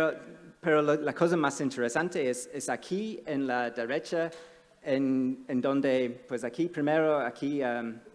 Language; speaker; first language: Spanish; non-native, fluent; English